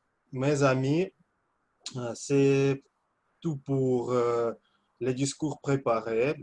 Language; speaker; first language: French; non-native, fluent; Russian